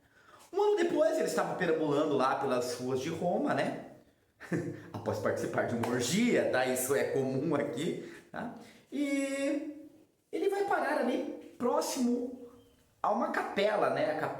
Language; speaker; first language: Portuguese; native; Portuguese